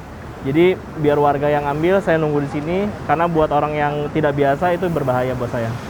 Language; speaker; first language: Indonesian; native; Indonesian